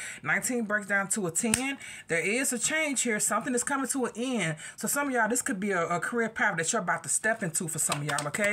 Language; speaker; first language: English; native; English